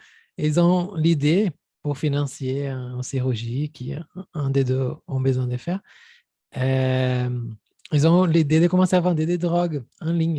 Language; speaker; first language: French; non-native, fluent; Portuguese